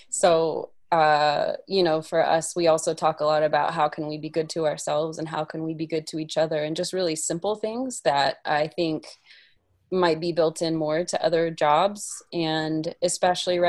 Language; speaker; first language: English; native; English